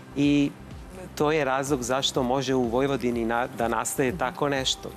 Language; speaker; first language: Bosnian; non-native, fluent; Italian